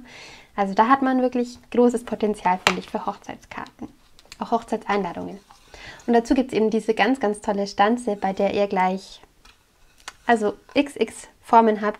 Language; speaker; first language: German; native; German